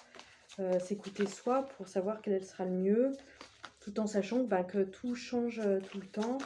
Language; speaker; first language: French; native; French